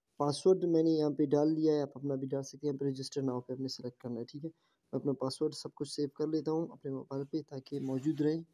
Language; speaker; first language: Urdu; non-native, local second language; Baluchi